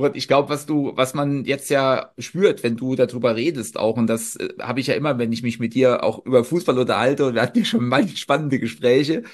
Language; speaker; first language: German; native; German